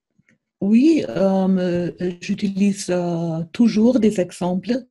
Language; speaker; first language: French; non-native, fluent; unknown